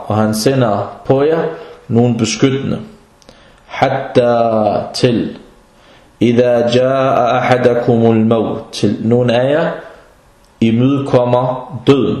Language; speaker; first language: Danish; early bilingual, other home language; Arabic